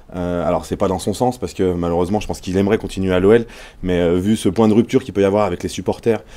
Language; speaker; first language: French; native; French